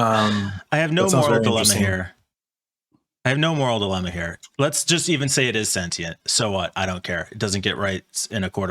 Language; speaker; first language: English; native; English